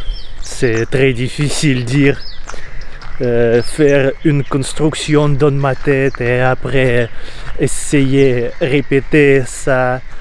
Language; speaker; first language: French; non-native, learner; Russian